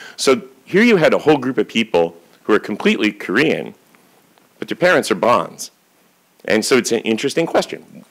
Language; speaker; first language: English; native; English